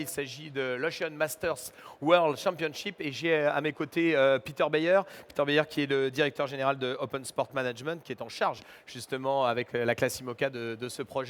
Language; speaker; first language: French; native; French